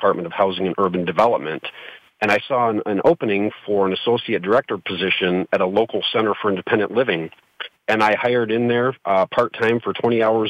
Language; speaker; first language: English; native; English